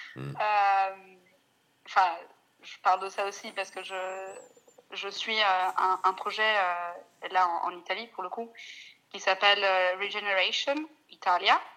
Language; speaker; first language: French; non-native, fluent; Italian